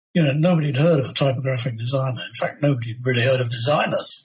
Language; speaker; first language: English; native; English